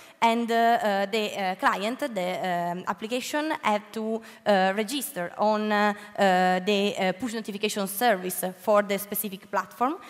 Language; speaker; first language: English; non-native, learner; Italian